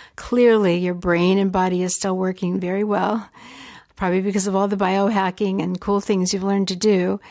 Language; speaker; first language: English; native; English